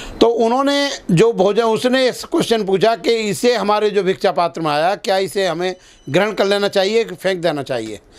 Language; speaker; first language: Hindi; native; Hindi